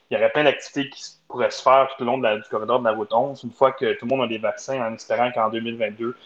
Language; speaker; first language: French; native; French